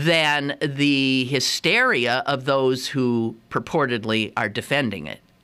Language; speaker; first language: English; native; English